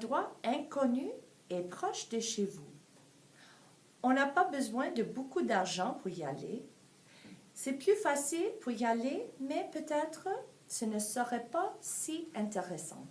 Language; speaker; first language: French; non-native, fluent; English